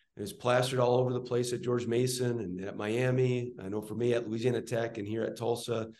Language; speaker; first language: English; native; English